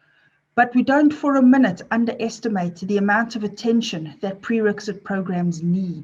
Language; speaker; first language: English; native; English